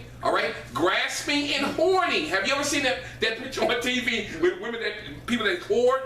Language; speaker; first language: English; native; English